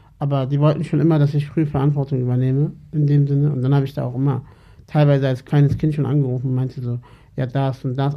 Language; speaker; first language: German; early bilingual, other home language; Turkish